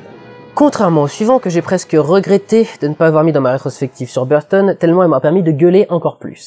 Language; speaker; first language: French; native; French